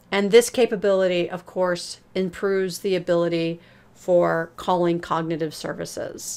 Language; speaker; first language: English; native; English